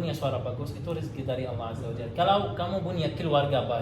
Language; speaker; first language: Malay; non-native, learner; Arabic